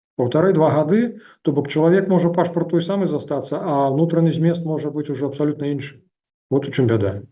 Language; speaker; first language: Belarusian; non-native, local second language; Russian